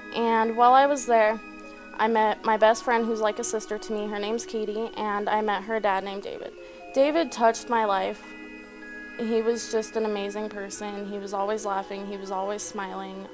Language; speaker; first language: English; native; English